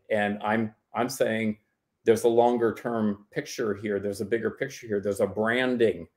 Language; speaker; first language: English; native; English